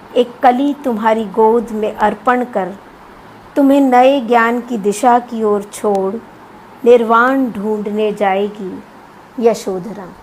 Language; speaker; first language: Hindi; non-native, local second language; Punjabi